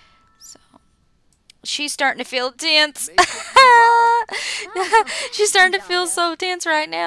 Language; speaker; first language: English; native; English